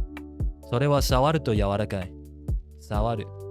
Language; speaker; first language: Japanese; non-native, learner; English